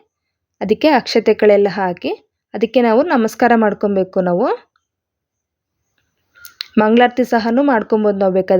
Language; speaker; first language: Kannada; native; Kannada